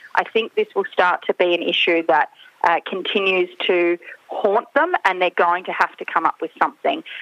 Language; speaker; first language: English; native; English